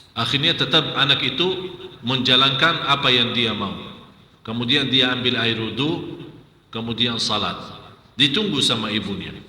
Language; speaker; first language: Malay; non-native, fluent; Arabic